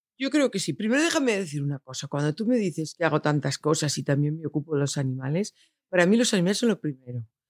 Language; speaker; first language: Spanish; non-native, local second language; Catalan